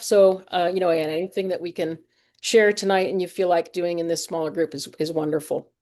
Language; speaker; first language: English; native; English